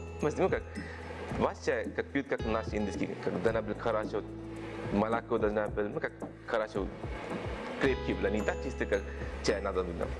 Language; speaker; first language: Russian; non-native, learner; Tamil